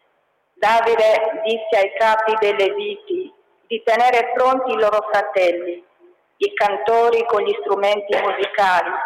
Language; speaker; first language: Italian; native; Italian